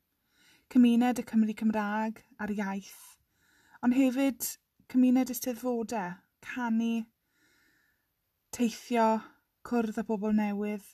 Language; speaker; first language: Welsh; non-native, local second language; English